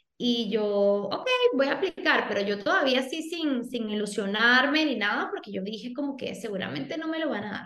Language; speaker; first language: Spanish; early bilingual, other home language; Portuguese